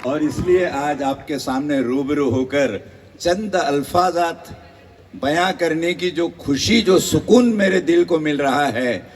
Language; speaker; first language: Hindi; non-native, local second language; Marathi